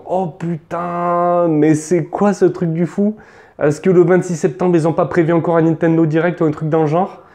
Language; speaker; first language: French; native; French